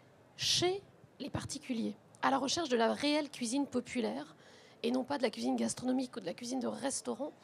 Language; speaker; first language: French; native; French